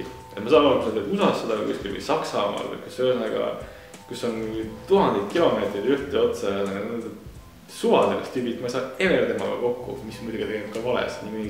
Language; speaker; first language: Estonian; native; Estonian